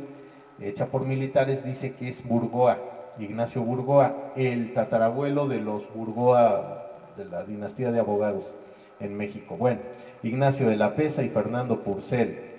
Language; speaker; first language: Spanish; native; Spanish